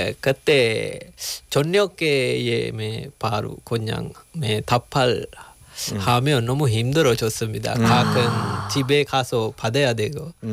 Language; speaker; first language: Korean; non-native, learner; Sinhala